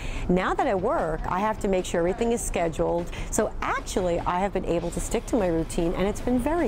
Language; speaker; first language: English; native; English